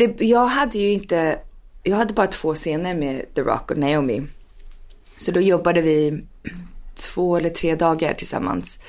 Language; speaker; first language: Swedish; early bilingual, heritage; Swedish